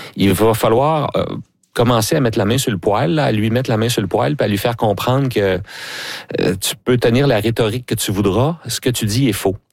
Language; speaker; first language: French; native; French